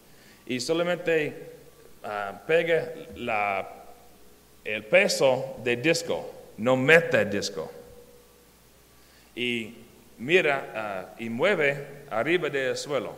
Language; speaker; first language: Spanish; non-native, learner; English